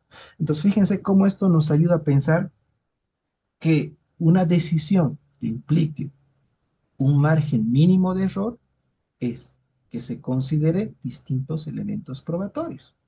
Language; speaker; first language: Spanish; native; Spanish